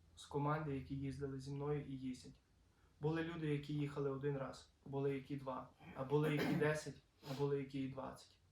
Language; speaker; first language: Ukrainian; native; Ukrainian